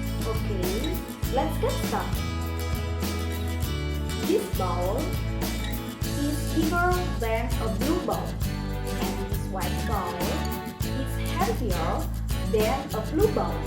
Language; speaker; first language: English; non-native, learner; Indonesian